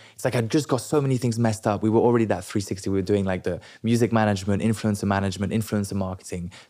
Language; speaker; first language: English; non-native, local second language; French